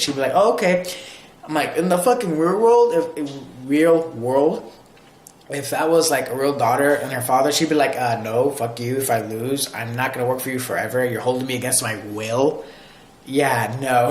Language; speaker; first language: English; native; English